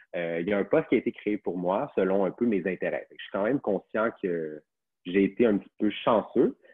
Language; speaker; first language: French; native; French